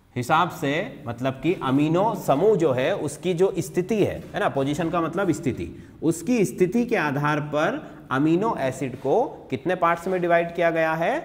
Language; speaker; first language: Hindi; native; Hindi